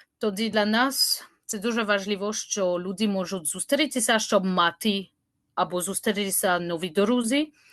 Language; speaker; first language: Ukrainian; non-native, learner; French